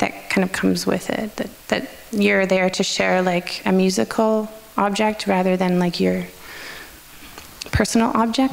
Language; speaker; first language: English; native; English